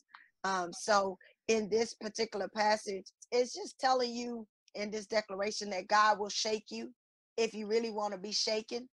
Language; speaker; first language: English; native; English